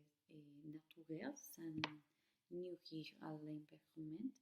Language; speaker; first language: French; non-native, learner; Spanish